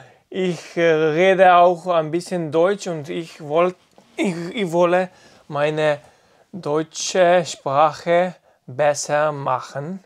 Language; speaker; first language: German; non-native, learner; Italian